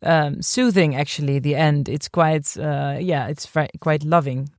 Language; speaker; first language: English; non-native, fluent; Dutch